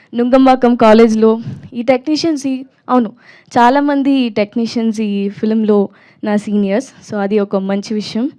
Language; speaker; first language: Telugu; non-native, learner; Tamil